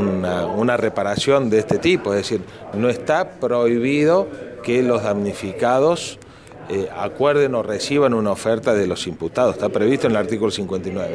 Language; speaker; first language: Spanish; native; Spanish